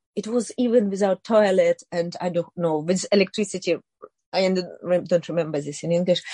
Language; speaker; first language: English; non-native, learner; Ukrainian